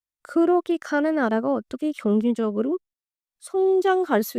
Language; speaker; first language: Korean; non-native, learner; Hindi